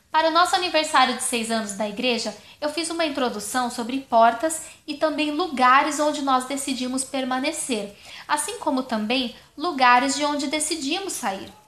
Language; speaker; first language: Portuguese; non-native, fluent; German